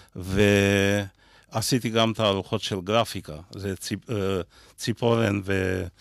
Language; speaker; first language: Hebrew; non-native, fluent; Romanian